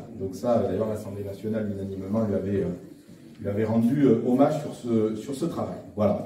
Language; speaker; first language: French; native; French